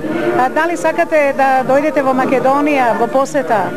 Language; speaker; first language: Macedonian; native; Macedonian